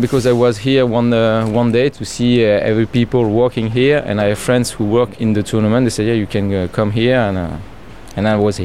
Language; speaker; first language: English; non-native, learner; French